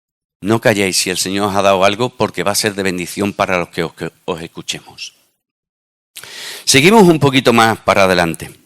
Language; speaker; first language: Spanish; native; Spanish